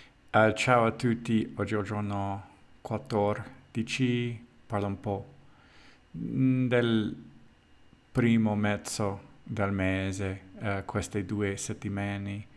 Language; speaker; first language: Italian; non-native, learner; English